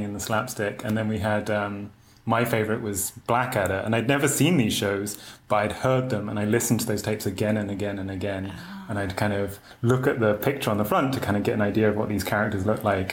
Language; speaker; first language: English; native; English